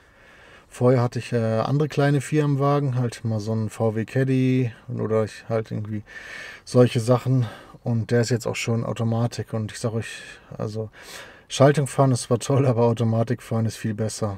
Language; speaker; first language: German; native; German